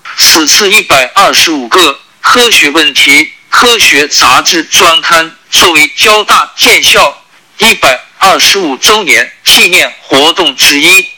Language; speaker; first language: Chinese; native; Chinese